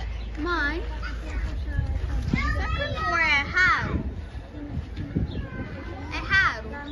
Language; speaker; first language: Portuguese; early bilingual, heritage; Portuguese